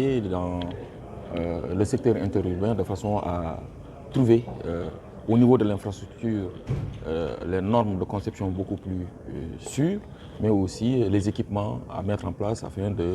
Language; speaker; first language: French; non-native, local second language; Wolof